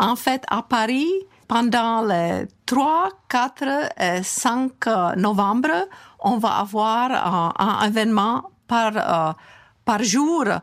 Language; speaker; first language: French; non-native, fluent; Czech